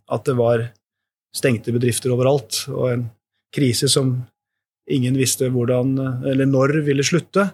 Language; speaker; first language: Norwegian; native; Norwegian